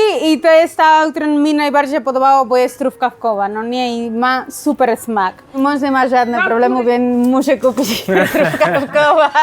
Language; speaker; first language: Polish; non-native, learner; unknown